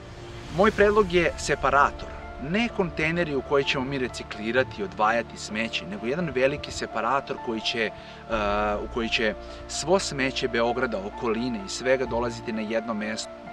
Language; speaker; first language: Serbian; native; Serbian